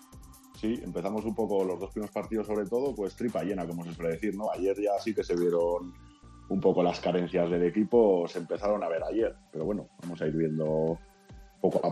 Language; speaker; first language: Spanish; native; Spanish